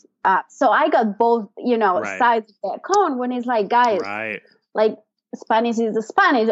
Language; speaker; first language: English; non-native, fluent; Spanish